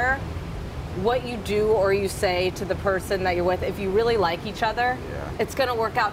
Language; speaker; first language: English; native; English